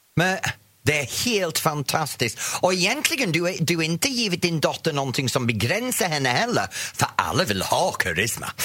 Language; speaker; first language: Swedish; non-native, fluent; English